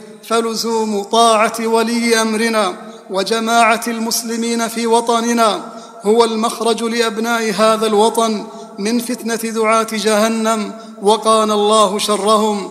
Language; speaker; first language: Arabic; native; Arabic